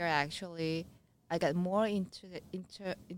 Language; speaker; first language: English; non-native, learner; Korean